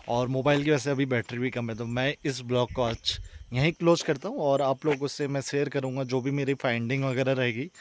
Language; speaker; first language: Hindi; native; Hindi